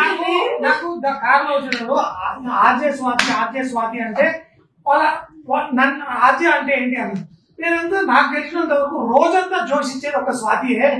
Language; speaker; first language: Telugu; native; Telugu